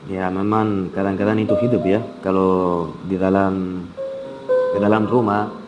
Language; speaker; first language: Indonesian; non-native, fluent; Spanish